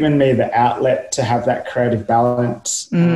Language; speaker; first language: English; native; English